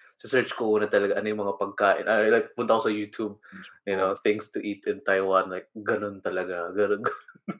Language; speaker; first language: Filipino; non-native, local second language; Cebuano